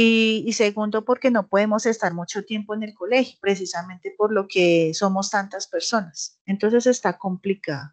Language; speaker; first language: Spanish; native; Spanish